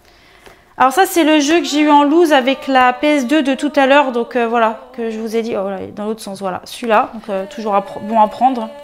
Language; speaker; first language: French; native; French